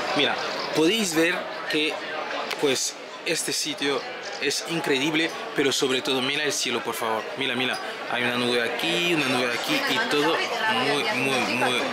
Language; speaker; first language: Spanish; non-native, fluent; French